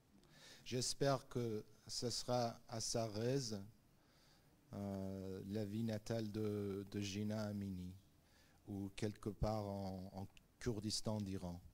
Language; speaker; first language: French; non-native, fluent; Persian